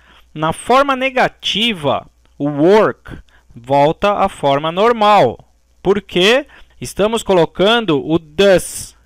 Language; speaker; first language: Portuguese; native; Portuguese